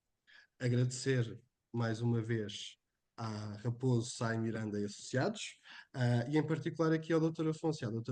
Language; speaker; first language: Portuguese; native; Portuguese